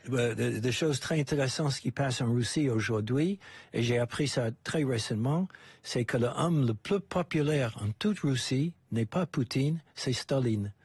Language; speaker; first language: French; non-native, fluent; English